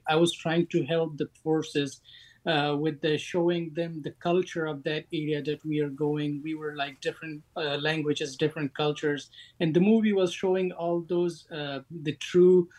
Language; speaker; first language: English; non-native, fluent; Persian